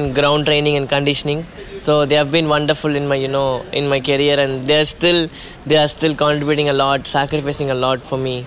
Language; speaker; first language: English; non-native, local second language; Tamil